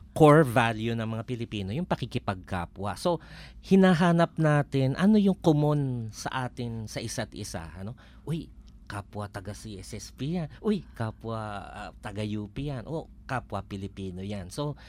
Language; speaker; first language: Filipino; native; Filipino